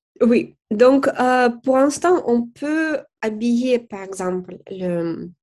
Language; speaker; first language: French; non-native, fluent; Russian